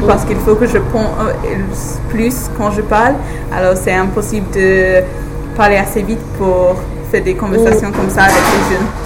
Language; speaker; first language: French; non-native, fluent; English